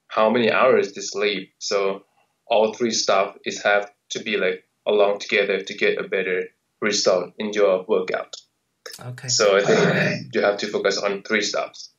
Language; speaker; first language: English; native; English